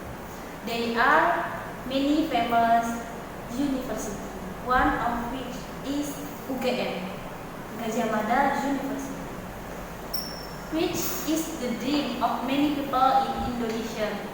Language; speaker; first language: English; non-native, learner; Indonesian